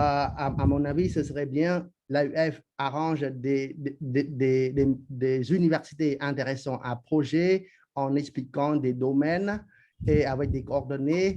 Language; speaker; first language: French; non-native, learner; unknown